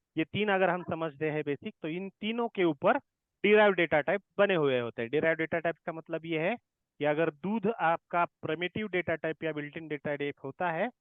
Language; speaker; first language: Hindi; non-native, local second language; Marathi